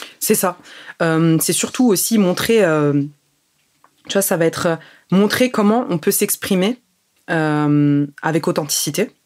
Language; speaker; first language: French; early bilingual, other home language; Arabic